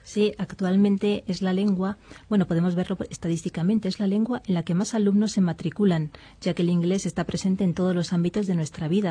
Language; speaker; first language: Spanish; native; Spanish